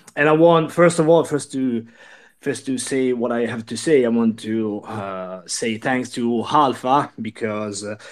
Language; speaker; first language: English; non-native, learner; Italian